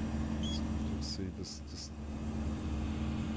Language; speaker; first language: German; native; German